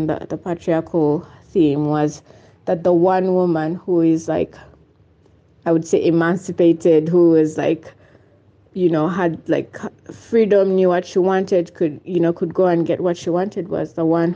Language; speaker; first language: English; non-native, local second language; Ganda